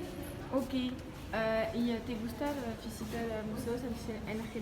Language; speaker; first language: Spanish; non-native, learner; French